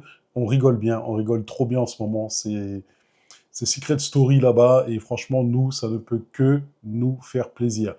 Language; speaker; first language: French; native; French